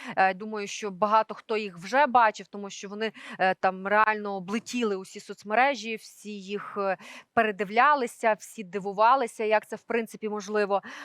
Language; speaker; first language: Ukrainian; native; Ukrainian